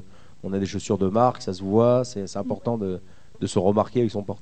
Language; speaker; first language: French; native; French